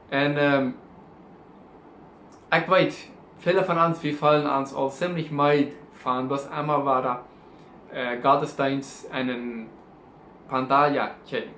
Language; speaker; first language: German; non-native, learner; Plautdietsch